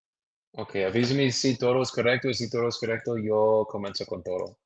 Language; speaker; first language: Spanish; non-native, learner; English